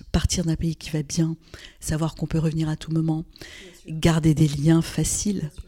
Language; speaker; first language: French; non-native, local second language; Arabic